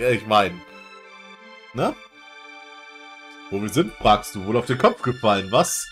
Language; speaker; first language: German; native; German